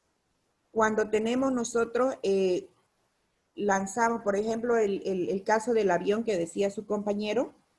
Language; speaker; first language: Spanish; native; Spanish